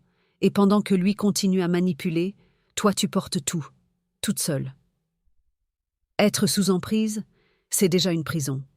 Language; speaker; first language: French; native; French